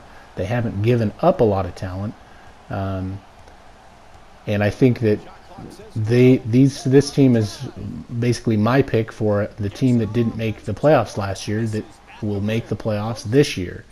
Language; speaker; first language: English; native; English